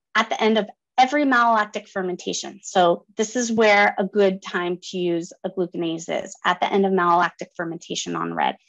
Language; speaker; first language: English; native; English